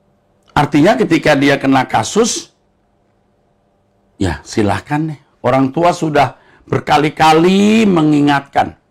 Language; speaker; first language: Indonesian; native; Indonesian